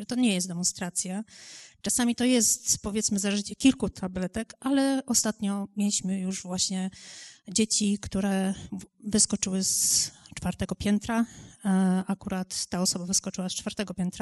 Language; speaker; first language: Polish; native; Polish